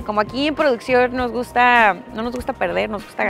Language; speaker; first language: Spanish; native; Spanish